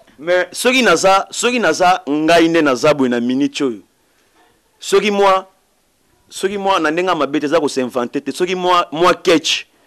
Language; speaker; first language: Lingala; native; Lingala